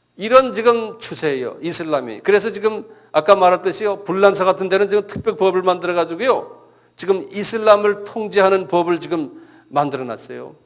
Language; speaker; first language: Korean; native; Korean